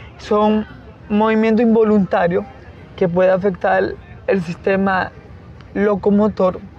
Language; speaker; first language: Spanish; native; Spanish